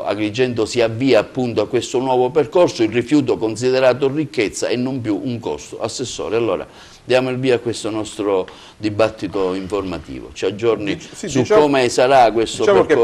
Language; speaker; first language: Italian; native; Italian